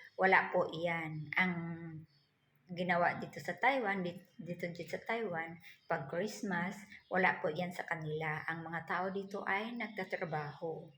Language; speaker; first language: Filipino; non-native, local second language; Cebuano